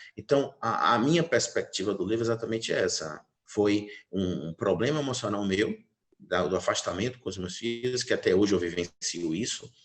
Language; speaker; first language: Portuguese; native; Portuguese